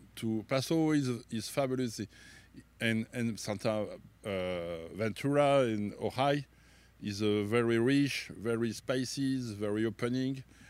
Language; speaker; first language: English; non-native, learner; French